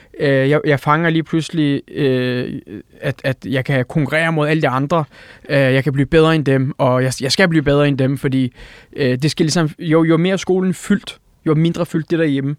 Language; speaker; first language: Danish; early bilingual, other home language; Turkish